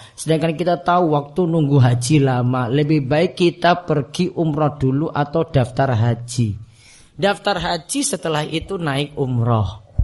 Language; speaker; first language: Indonesian; native; Indonesian